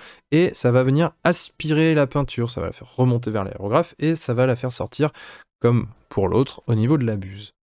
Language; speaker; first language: French; native; French